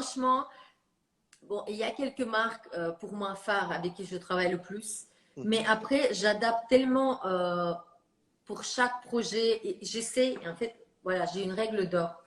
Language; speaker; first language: French; non-native, fluent; Russian